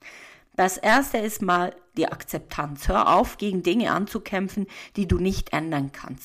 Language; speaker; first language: German; native; German